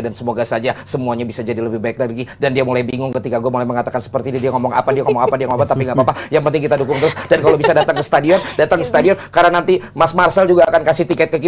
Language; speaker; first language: Indonesian; native; Indonesian